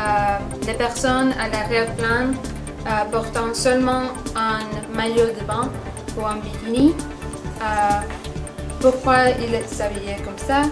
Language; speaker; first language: French; non-native, learner; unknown